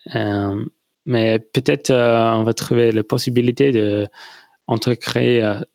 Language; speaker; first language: French; non-native, fluent; English